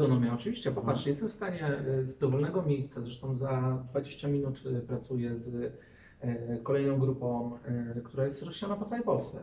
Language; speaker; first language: Polish; native; Polish